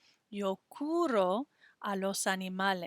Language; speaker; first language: Spanish; non-native, fluent; English